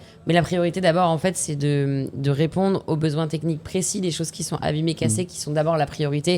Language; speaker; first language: French; native; French